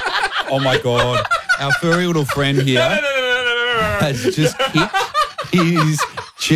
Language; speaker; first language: English; native; English